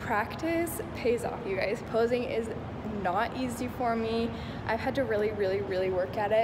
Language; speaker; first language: English; native; English